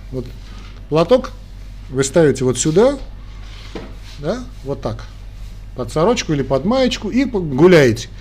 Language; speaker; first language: Russian; non-native, local second language; Armenian